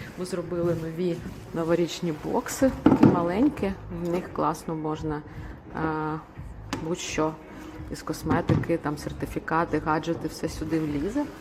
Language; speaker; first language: Ukrainian; non-native, local second language; Russian